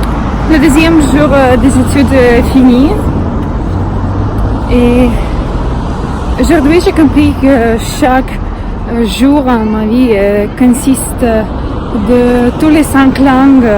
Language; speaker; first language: French; non-native, learner; Russian